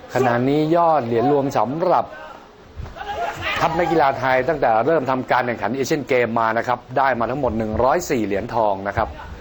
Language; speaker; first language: Thai; native; Thai